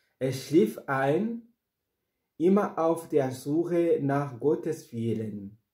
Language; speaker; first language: German; non-native, fluent; Rundi